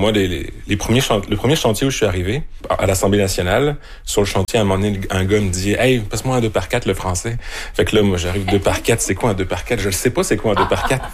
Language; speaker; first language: French; native; French